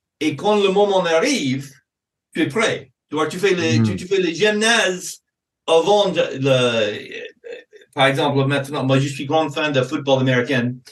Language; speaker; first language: French; non-native, fluent; English